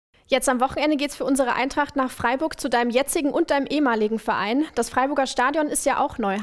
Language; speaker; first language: German; native; German